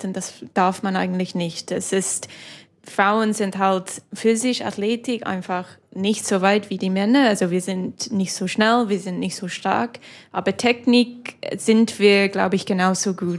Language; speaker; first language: German; non-native, fluent; English